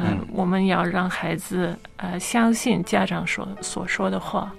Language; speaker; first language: Chinese; non-native, fluent; English